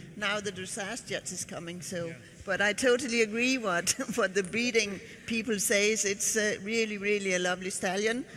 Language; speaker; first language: English; non-native, fluent; Danish